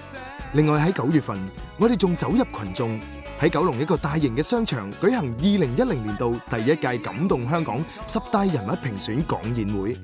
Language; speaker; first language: Cantonese; native; Cantonese